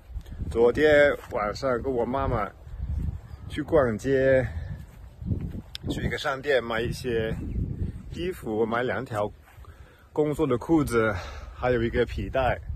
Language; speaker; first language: Chinese; non-native, fluent; English